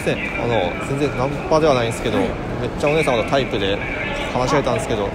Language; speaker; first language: Japanese; native; Japanese